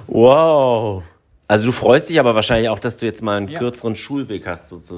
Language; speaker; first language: German; native; German